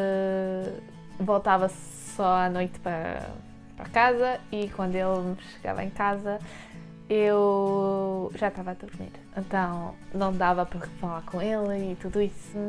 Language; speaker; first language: Portuguese; early bilingual, heritage; French